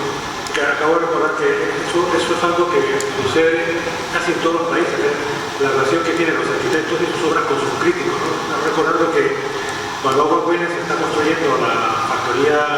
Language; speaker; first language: Spanish; native; Spanish